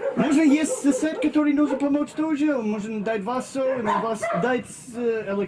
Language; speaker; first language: Russian; non-native, learner; English